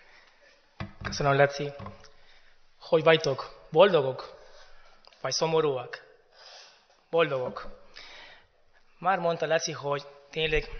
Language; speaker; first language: Hungarian; non-native, fluent; Spanish